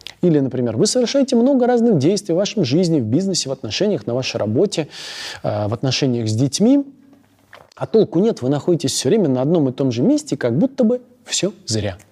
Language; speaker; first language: Russian; native; Russian